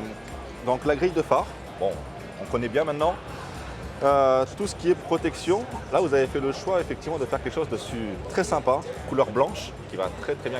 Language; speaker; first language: French; native; French